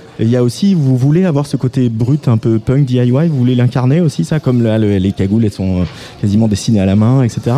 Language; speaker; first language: French; native; French